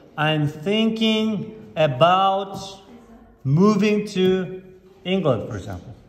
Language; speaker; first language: English; non-native, fluent; Kazakh